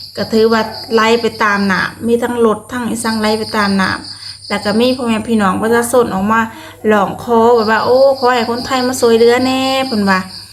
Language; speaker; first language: Thai; native; Thai